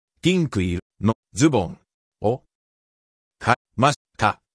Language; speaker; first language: Japanese; non-native, learner; English